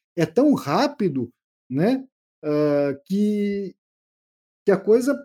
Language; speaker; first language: Portuguese; native; Portuguese